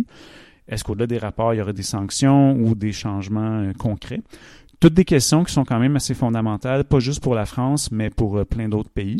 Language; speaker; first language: French; native; French